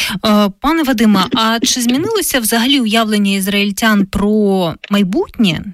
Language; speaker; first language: Ukrainian; native; Ukrainian